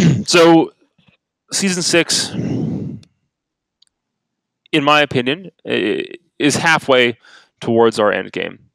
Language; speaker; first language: English; native; English